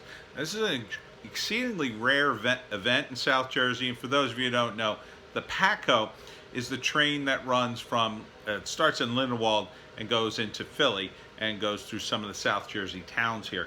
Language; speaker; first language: English; native; English